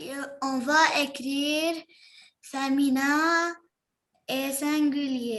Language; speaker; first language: French; non-native, learner; Arabic